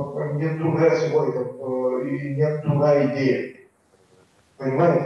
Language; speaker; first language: Russian; non-native, learner; Bulgarian